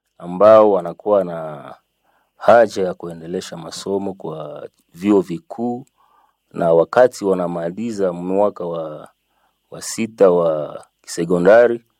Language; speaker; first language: Swahili; non-native, local second language; Nande